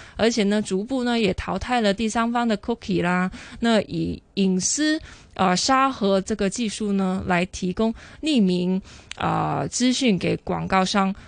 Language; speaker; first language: Chinese; non-native, local second language; Cantonese